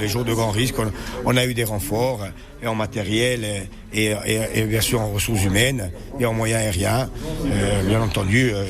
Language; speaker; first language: French; native; French